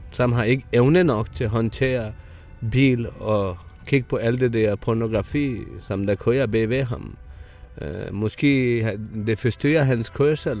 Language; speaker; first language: Danish; non-native, fluent; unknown